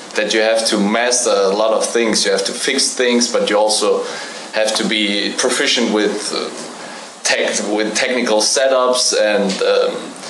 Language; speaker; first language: English; non-native, fluent; German